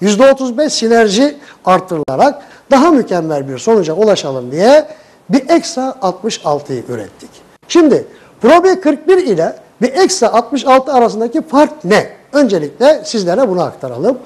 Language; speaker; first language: Turkish; native; Turkish